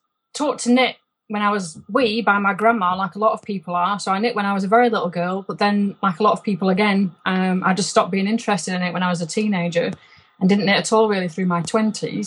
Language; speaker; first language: English; native; English